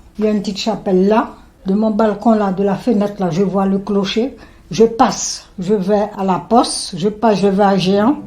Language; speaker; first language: French; non-native, local second language; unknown